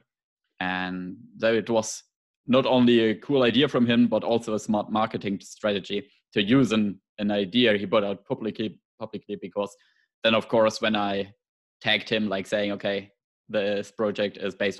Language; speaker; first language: English; non-native, fluent; German